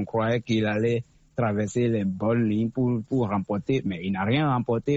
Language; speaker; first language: French; non-native, local second language; Fon